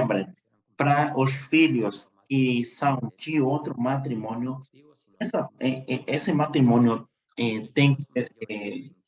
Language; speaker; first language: Portuguese; non-native, fluent; Spanish